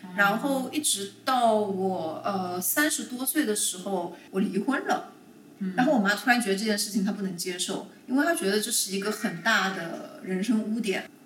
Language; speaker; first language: Chinese; native; Chinese